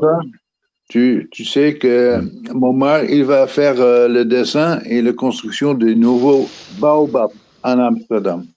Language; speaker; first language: French; non-native, fluent; Dutch